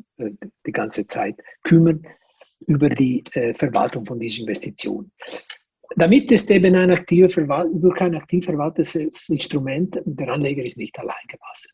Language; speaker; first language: German; non-native, local second language; Italian